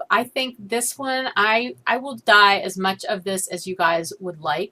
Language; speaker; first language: English; native; English